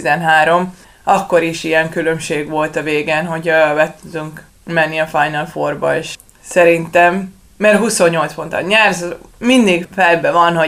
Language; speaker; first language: Hungarian; non-native, learner; Serbian